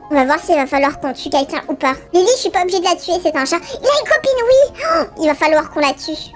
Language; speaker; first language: French; early bilingual, other home language; Polish